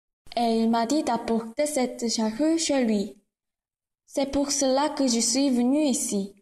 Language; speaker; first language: French; non-native, learner; Korean